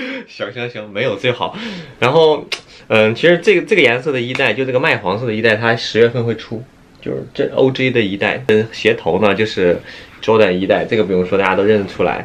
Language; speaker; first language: Chinese; native; Chinese